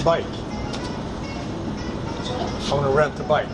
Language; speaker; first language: English; non-native, fluent; Swedish